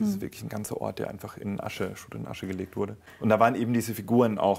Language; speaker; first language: German; native; German